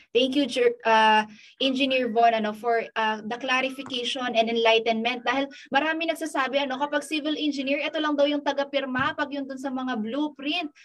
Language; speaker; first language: Filipino; non-native, local second language; Pampanga